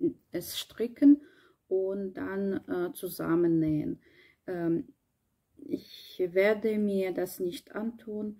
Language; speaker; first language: German; non-native, learner; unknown